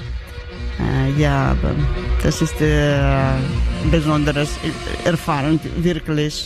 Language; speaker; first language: German; non-native, learner; Georgian